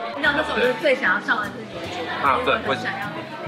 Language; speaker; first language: Chinese; native; Chinese